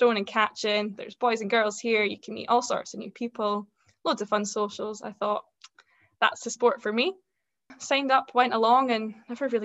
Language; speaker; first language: English; native; English